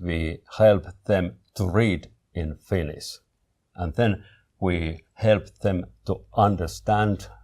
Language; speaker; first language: English; non-native, fluent; Finnish